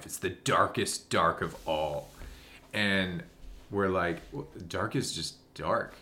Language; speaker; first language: English; native; English